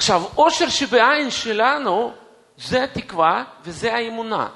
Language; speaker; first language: Hebrew; non-native, fluent; Russian